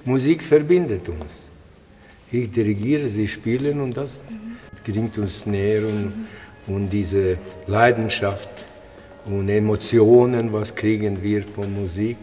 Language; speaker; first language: German; non-native, fluent; Latvian